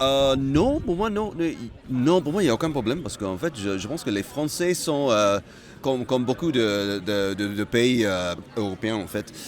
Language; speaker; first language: French; non-native, fluent; Malay